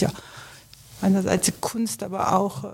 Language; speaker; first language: German; non-native, fluent; French